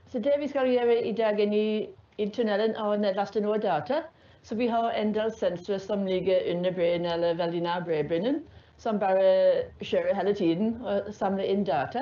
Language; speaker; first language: Norwegian; non-native, fluent; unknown